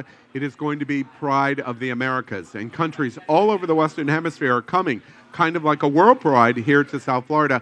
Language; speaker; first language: English; native; English